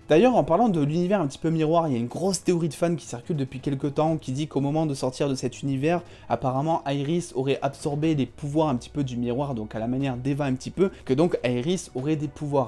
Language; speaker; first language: French; native; French